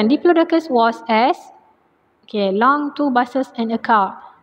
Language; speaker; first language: English; non-native, local second language; Malay